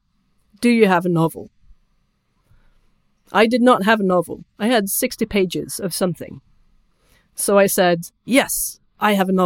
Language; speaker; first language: English; non-native, fluent; Swedish